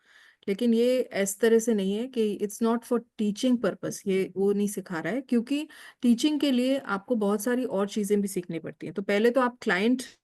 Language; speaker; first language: Hindi; native; Hindi